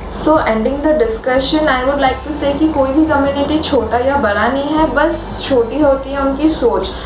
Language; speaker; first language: Hindi; non-native, local second language; Bangla